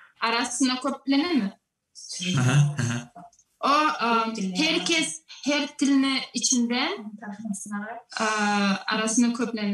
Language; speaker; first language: Turkish; non-native, learner; Russian